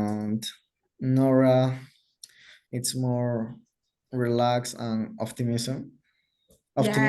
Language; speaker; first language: English; non-native, learner; Spanish